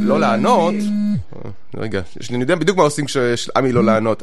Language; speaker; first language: Hebrew; native; Hebrew